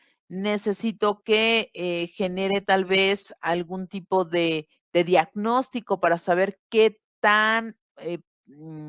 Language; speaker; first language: Spanish; native; Spanish